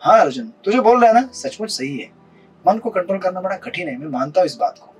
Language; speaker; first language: Hindi; non-native, local second language; Marathi